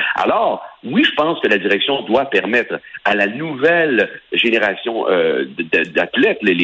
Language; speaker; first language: French; native; French